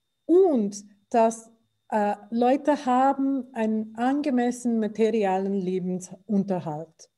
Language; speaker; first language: German; non-native, fluent; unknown